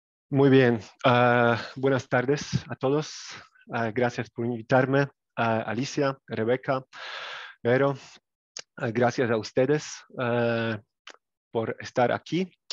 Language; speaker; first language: Spanish; non-native, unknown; Polish